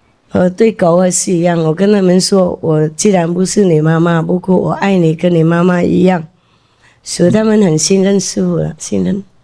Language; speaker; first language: Chinese; non-native, fluent; Vietnamese